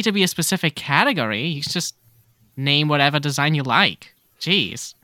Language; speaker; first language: English; non-native, fluent; German